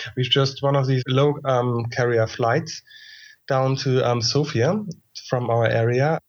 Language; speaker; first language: English; non-native, fluent; German